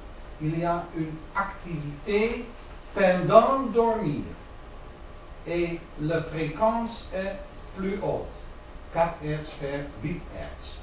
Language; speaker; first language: French; non-native, learner; Dutch